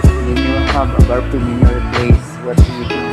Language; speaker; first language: English; non-native, local second language; Cebuano